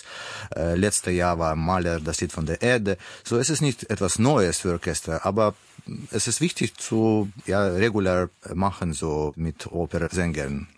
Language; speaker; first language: German; non-native, learner; Russian